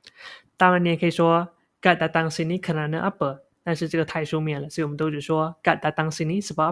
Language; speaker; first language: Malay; non-native, local second language; Chinese